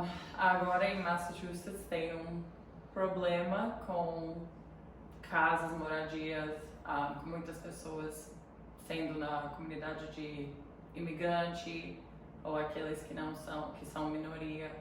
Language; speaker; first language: Portuguese; early bilingual, heritage; Portuguese